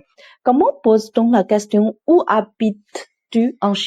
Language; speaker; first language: French; non-native, fluent; Chinese